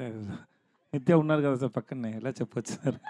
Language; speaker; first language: Telugu; non-native, learner; Tamil